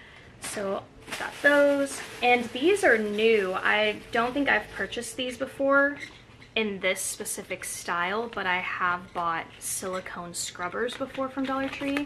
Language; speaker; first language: English; native; English